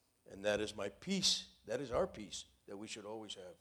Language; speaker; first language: English; native; English